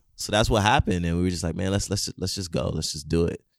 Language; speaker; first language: English; non-native, local second language; Yoruba